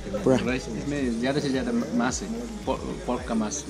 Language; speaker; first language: Hindi; non-native, local second language; Nepali